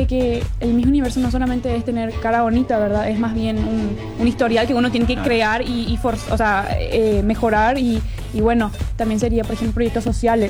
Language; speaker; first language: Spanish; non-native, fluent; German